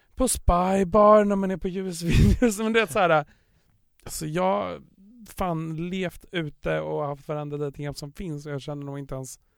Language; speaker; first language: Swedish; native; Swedish